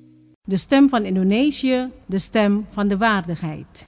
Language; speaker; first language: Dutch; non-native, fluent; Indonesian